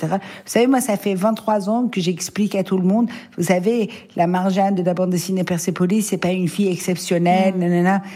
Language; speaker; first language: French; non-native, fluent; Persian